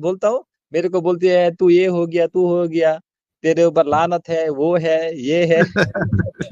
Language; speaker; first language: Hindi; non-native, learner; Bangla